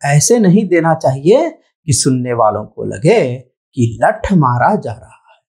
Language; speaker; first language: Hindi; non-native, local second language; Telugu